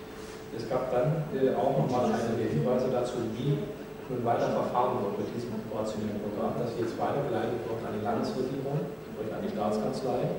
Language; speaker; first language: German; native; German